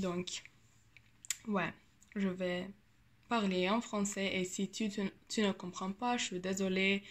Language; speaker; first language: French; non-native, learner; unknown